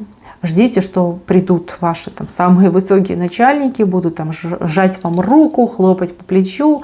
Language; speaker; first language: Russian; native; Russian